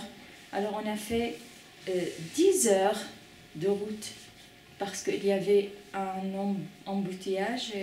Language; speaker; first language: French; non-native, fluent; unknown